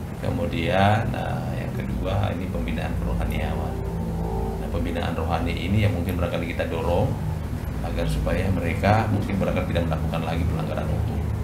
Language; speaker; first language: Indonesian; non-native, local second language; Buginese